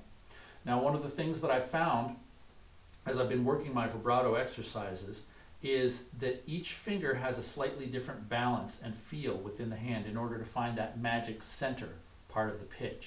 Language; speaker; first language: English; native; English